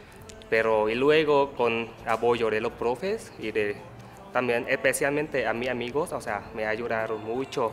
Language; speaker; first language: Spanish; non-native, learner; Vietnamese